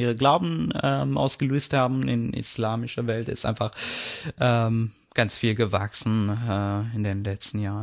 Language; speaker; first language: German; non-native, fluent; Arabic